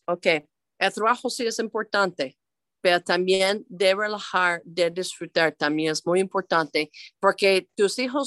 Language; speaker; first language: Spanish; non-native, fluent; English